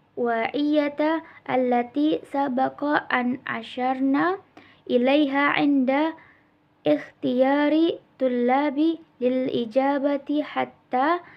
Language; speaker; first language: Arabic; non-native, learner; Indonesian